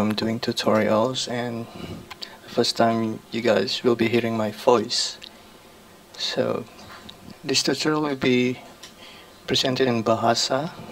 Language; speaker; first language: English; non-native, fluent; Indonesian